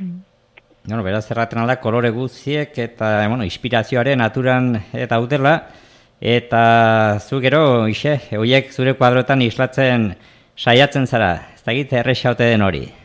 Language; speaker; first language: Basque; native; Basque